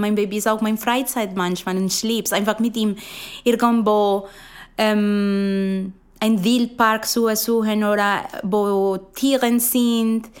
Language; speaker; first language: German; non-native, fluent; Spanish